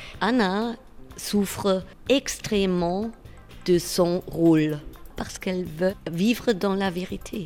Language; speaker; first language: French; non-native, fluent; German